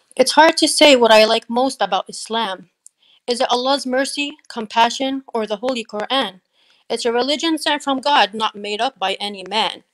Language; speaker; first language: English; native; English